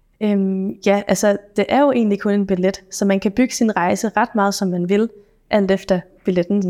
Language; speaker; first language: Danish; native; Danish